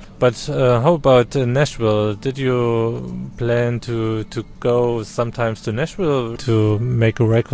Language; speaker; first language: English; non-native, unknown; German